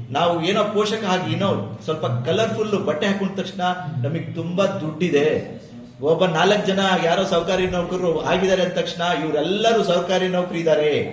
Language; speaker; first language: Kannada; non-native, local second language; Lambadi